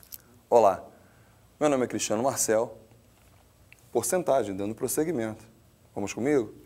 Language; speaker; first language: Portuguese; native; Portuguese